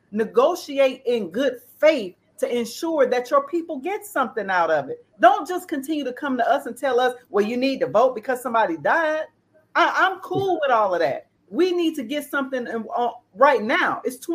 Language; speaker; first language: English; native; English